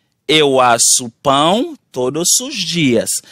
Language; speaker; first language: Portuguese; non-native, fluent; Haitian Creole